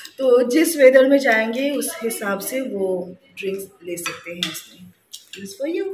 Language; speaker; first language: Hindi; non-native, local second language; Bangla